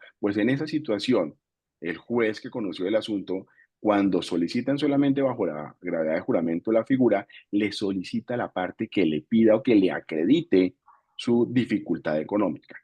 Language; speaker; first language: Spanish; native; Spanish